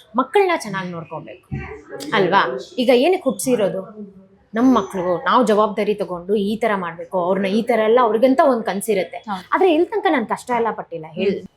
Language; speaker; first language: Kannada; non-native, local second language; Malayalam